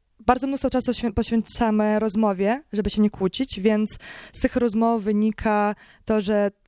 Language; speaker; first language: Polish; non-native, learner; Ukrainian